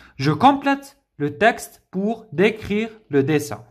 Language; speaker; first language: French; non-native, local second language; Arabic